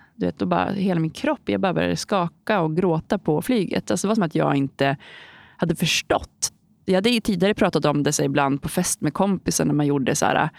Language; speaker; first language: Swedish; native; Swedish